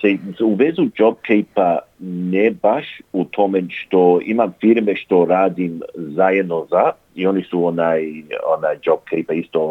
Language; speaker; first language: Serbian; early bilingual, heritage; English